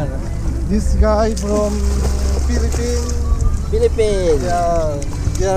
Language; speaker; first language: English; non-native, learner; Indonesian